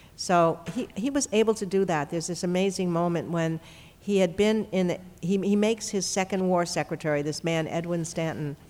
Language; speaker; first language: English; native; English